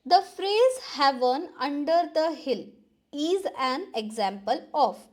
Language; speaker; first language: English; non-native, local second language; Kannada